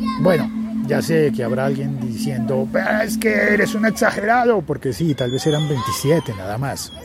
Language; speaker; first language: Spanish; native; Spanish